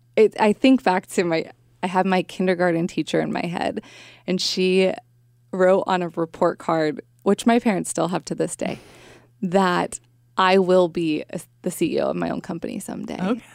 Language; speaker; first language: English; native; English